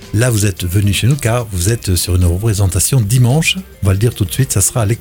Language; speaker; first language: French; native; French